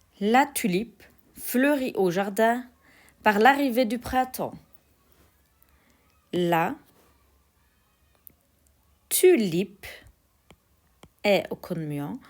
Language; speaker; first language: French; non-native, fluent; Turkish